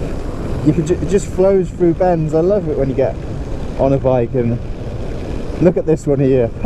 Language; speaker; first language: English; native; English